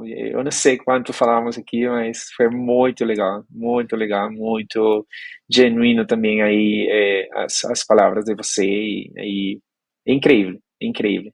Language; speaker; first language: Portuguese; non-native, fluent; Spanish